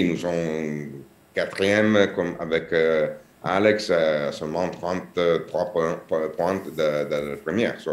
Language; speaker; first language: French; non-native, learner; Italian